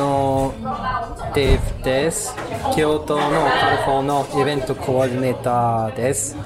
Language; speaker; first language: Japanese; non-native, learner; English